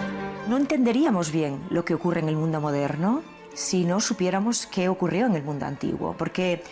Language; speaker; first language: Spanish; native; Spanish